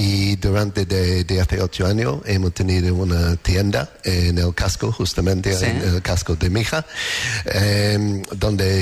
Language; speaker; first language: Spanish; non-native, learner; English